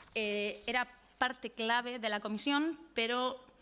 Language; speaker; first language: Spanish; native; Spanish